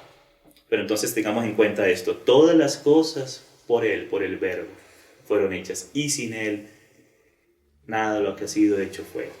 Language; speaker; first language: Spanish; native; Spanish